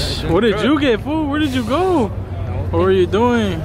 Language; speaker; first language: English; early bilingual, other home language; Spanish